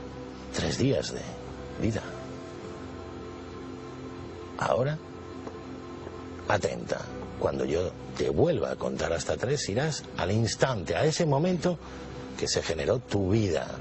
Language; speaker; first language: Spanish; native; Spanish